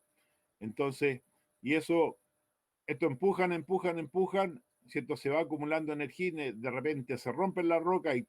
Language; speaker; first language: Spanish; native; Spanish